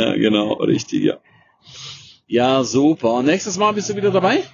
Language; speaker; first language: German; native; German